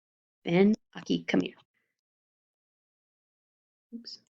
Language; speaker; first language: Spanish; non-native, fluent; English